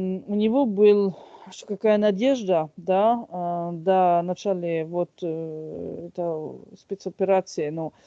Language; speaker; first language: Russian; non-native, fluent; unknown